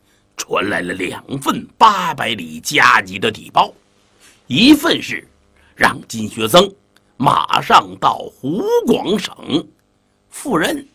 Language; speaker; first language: Chinese; native; Chinese